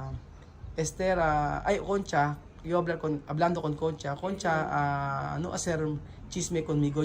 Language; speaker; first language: Spanish; non-native, learner; Filipino